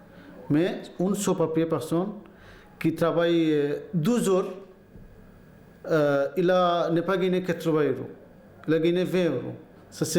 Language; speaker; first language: French; non-native, learner; Bangla